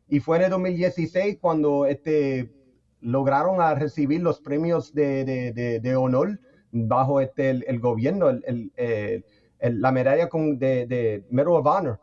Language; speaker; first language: Spanish; early bilingual, heritage; Spanish